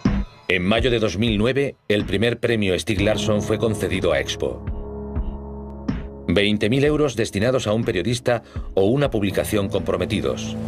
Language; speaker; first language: Spanish; native; Spanish